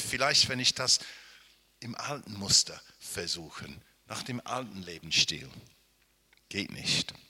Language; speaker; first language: German; non-native, fluent; English